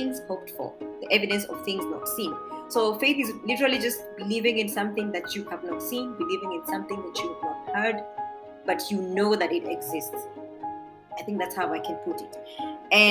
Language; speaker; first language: English; non-native, local second language; Embu